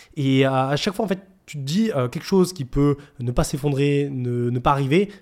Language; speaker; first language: French; native; French